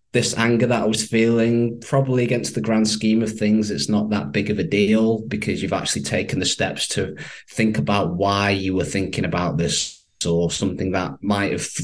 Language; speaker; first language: English; native; English